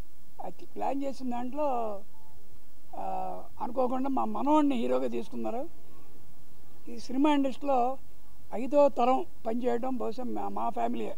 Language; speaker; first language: Telugu; native; Telugu